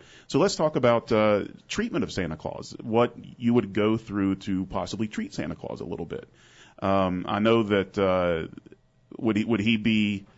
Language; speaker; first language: English; native; English